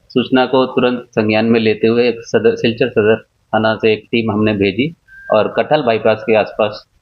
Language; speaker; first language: Hindi; non-native, local second language; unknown